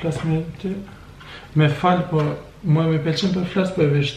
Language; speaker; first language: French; non-native, learner; Albanian